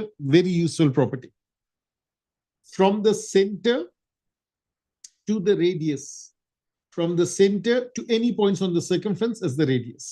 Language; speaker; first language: English; non-native, local second language; Urdu